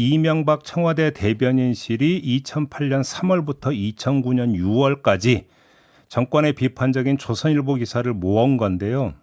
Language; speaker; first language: Korean; native; Korean